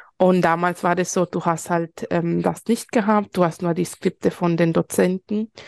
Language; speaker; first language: German; early bilingual, other home language; Spanish